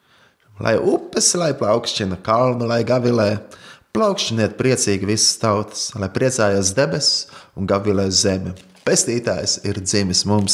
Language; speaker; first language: Latvian; native; Latvian